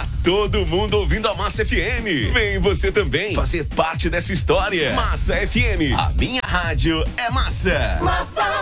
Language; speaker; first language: Portuguese; native; Portuguese